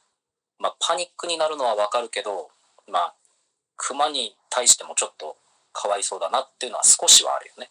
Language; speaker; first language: Japanese; native; Japanese